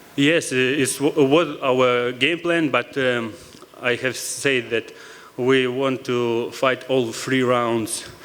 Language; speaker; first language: English; non-native, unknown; Russian